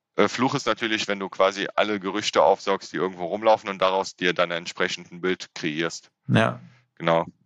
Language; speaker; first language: German; native; German